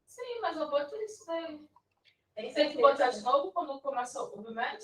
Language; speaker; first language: Portuguese; non-native, local second language; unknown